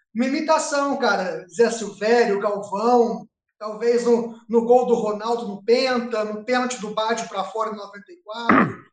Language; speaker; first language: Portuguese; native; Portuguese